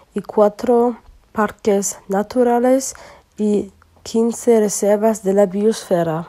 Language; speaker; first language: Spanish; non-native, learner; German